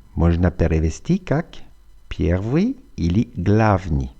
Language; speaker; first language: Russian; non-native, fluent; French